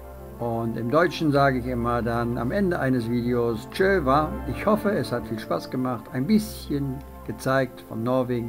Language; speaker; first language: German; native; German